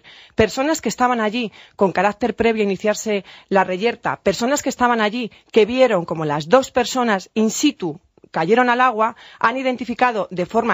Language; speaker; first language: Spanish; native; Spanish